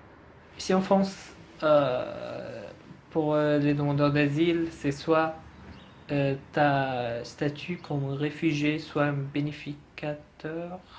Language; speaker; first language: French; non-native, fluent; Arabic